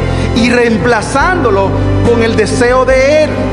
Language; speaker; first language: Spanish; native; Spanish